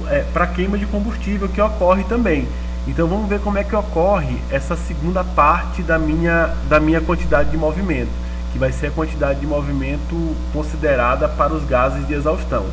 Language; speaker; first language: Portuguese; native; Portuguese